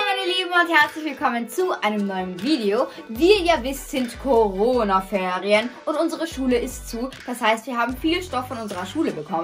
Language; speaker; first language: German; native; German